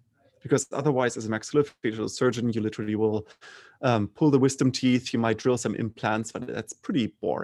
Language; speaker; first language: English; non-native, fluent; German